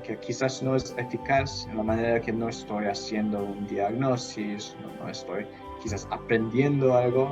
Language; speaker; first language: Spanish; non-native, fluent; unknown